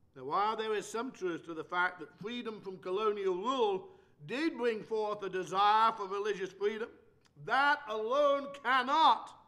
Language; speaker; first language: English; native; English